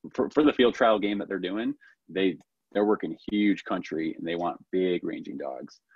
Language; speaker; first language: English; native; English